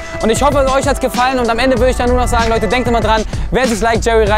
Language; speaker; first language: German; native; German